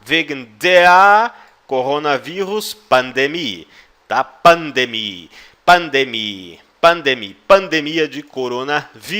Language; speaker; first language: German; non-native, fluent; Portuguese